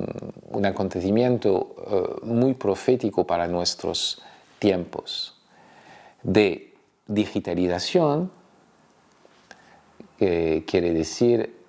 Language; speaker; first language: Spanish; non-native, fluent; French